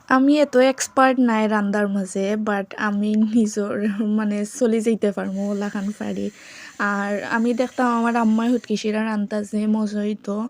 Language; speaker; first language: Bangla; non-native, local second language; Sylheti